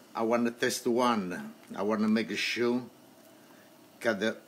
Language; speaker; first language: English; non-native, learner; Italian